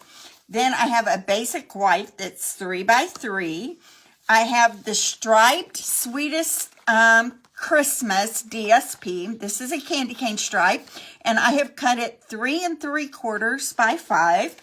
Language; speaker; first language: English; native; English